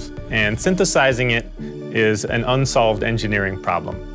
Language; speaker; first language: English; native; English